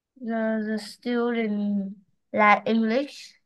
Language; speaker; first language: English; non-native, learner; Vietnamese